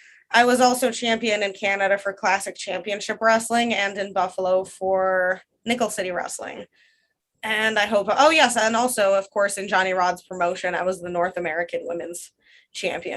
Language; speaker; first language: English; non-native, fluent; Russian